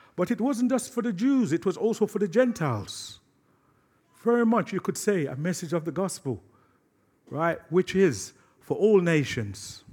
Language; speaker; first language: English; native; English